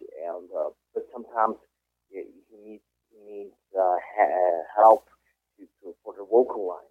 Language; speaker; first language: English; non-native, fluent; Swiss German